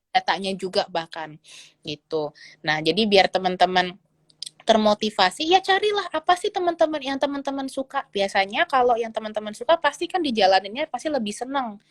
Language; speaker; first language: Indonesian; native; Indonesian